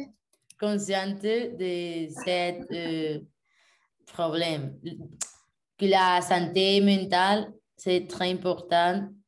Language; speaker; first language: French; non-native, learner; Spanish